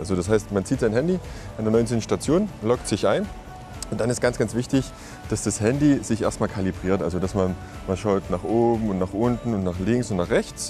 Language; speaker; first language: German; native; German